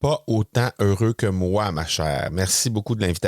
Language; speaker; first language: French; native; French